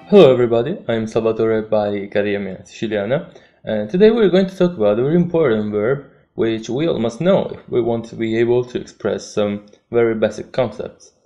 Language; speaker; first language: English; non-native, fluent; Italian